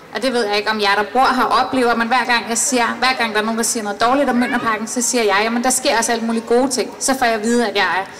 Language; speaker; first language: Danish; native; Danish